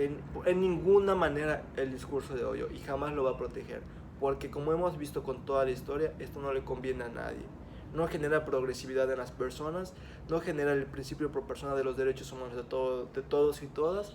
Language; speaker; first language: Spanish; native; Spanish